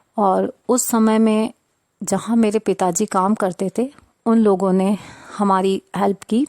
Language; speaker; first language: Hindi; non-native, local second language; Sindhi